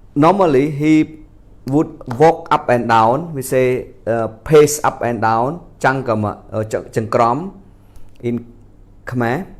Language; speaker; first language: English; non-native, fluent; Khmer